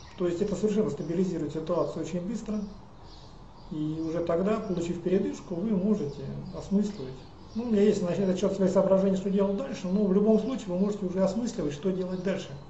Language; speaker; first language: Russian; native; Russian